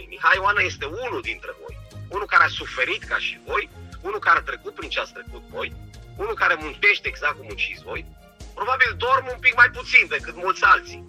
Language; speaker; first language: Romanian; native; Romanian